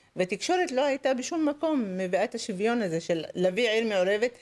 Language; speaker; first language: Hebrew; native; Hebrew